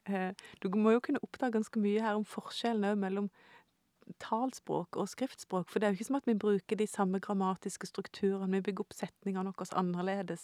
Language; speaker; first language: Norwegian; native; Norwegian